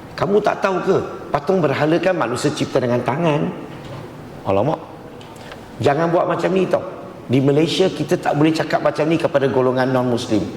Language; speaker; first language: Malay; non-native, local second language; Chinese